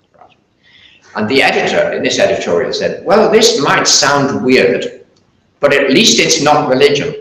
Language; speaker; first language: English; native; English